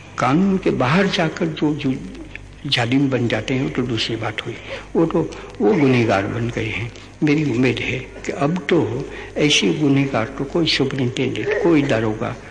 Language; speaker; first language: Hindi; non-native, local second language; Gujarati